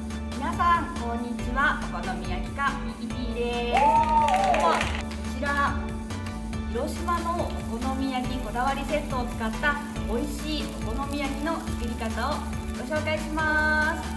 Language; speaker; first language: Japanese; native; Japanese